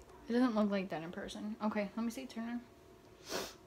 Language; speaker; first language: English; early bilingual, other home language; Spanish